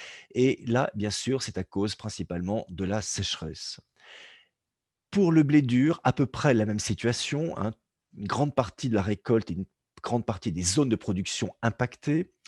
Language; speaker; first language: French; native; French